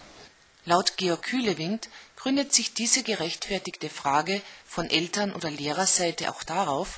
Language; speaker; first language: German; native; German